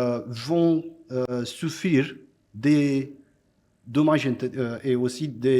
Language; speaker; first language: French; non-native, fluent; Romanian